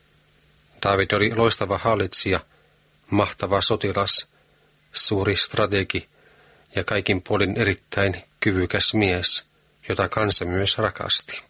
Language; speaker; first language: Finnish; native; Finnish